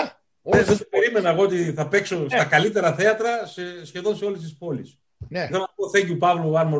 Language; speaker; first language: Greek; native; Greek